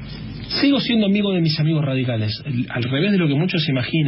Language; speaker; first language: Spanish; native; Spanish